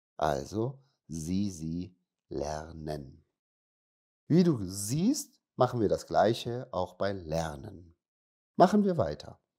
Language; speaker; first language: German; non-native, fluent; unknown